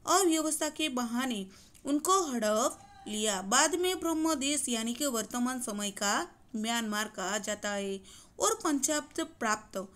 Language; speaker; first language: Hindi; non-native, local second language; Gujarati